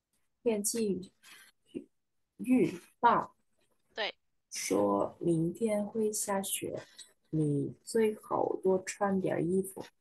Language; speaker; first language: Chinese; non-native, learner; Vietnamese